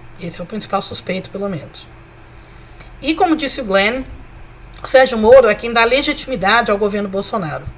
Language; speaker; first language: Portuguese; early bilingual, other home language; Spanish